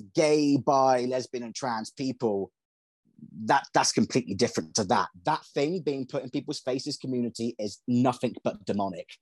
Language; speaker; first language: English; native; English